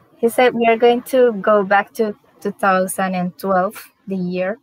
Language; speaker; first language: English; non-native, learner; Spanish